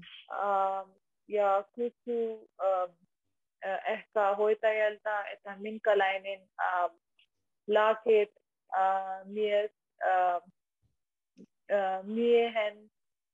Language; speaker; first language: Finnish; non-native, learner; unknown